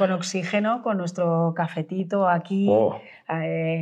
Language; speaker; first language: Spanish; native; Spanish